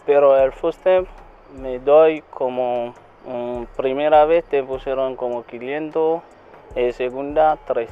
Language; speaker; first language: Spanish; non-native, learner; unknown